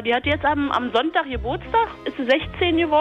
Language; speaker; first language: German; native; German